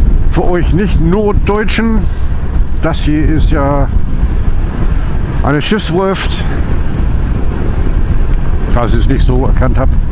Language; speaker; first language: German; non-native, fluent; English